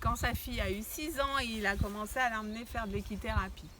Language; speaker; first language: French; native; French